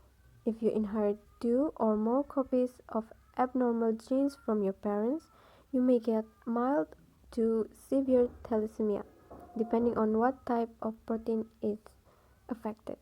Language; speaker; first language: English; non-native, local second language; Malay